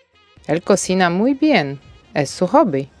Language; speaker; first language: Spanish; non-native, fluent; Polish